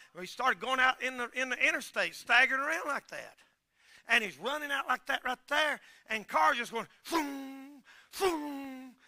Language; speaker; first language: English; native; English